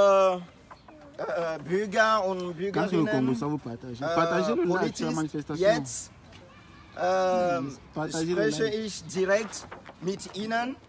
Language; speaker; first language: German; non-native, fluent; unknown